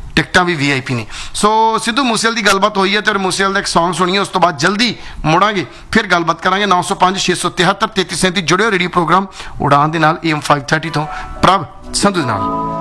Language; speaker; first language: Punjabi; native; Punjabi